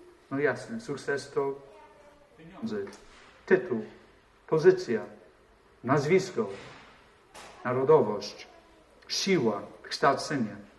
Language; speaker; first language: Polish; non-native, fluent; English